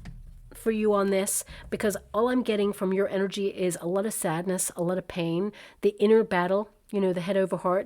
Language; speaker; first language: English; native; English